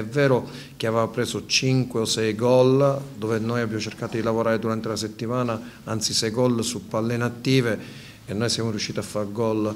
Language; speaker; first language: Italian; native; Italian